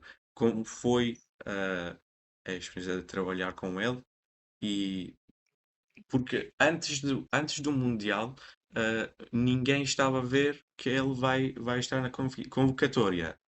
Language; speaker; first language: Portuguese; non-native, fluent; Persian